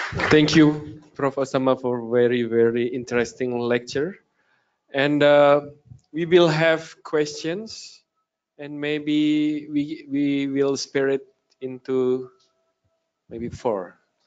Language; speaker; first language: English; non-native, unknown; Indonesian